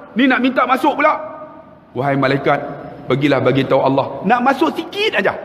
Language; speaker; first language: Malay; native; Malay